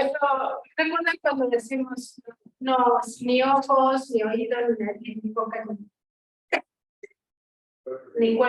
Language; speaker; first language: Spanish; native; Spanish